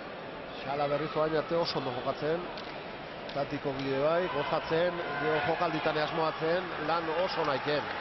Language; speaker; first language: Basque; native; Basque